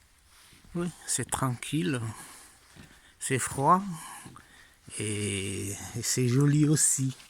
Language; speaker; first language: French; non-native, fluent; Italian